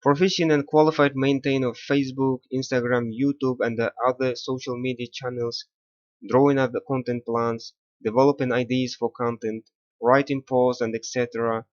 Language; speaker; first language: English; non-native, learner; Kazakh